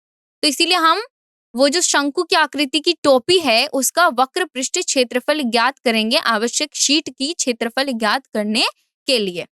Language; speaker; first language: Hindi; native; Hindi